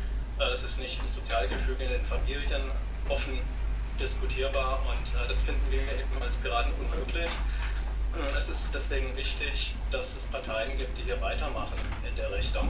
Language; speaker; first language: German; native; German